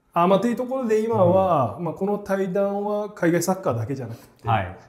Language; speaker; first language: Japanese; early bilingual, heritage; Japanese